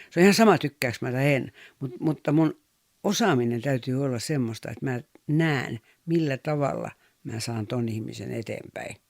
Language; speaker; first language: Finnish; native; Finnish